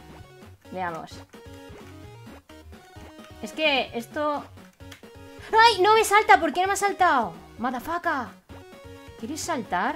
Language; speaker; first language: Spanish; native; Spanish